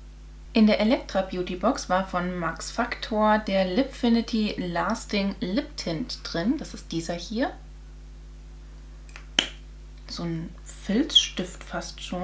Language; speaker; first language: German; native; German